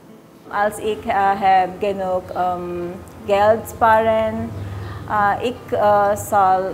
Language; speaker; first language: Dutch; non-native, learner; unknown